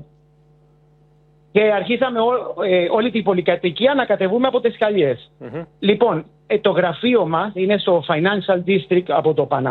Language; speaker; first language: Greek; early bilingual, heritage; Greek